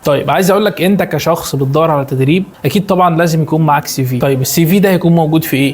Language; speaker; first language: Arabic; native; Arabic